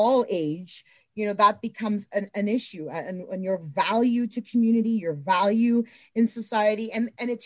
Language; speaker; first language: English; native; English